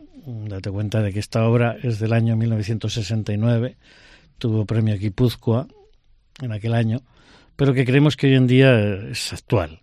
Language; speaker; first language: Spanish; native; Spanish